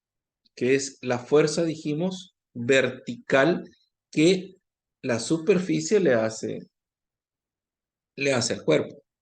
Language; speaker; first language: Spanish; native; Spanish